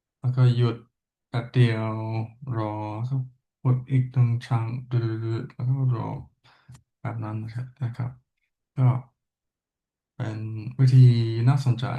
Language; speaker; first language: Thai; non-native, learner; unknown